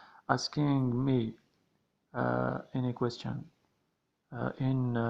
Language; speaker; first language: English; non-native, learner; Arabic